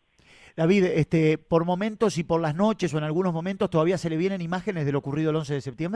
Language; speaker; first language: Spanish; native; Spanish